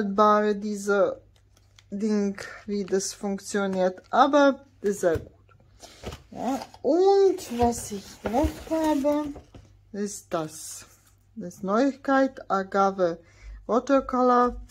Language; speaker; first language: German; non-native, fluent; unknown